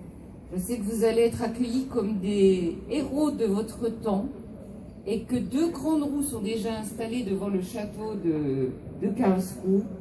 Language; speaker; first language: French; native; French